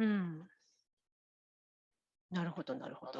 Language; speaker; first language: Japanese; native; Japanese